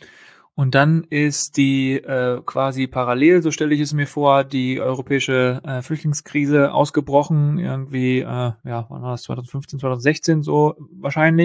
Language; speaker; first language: German; native; German